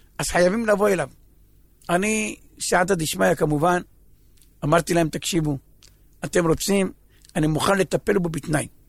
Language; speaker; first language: Hebrew; native; Hebrew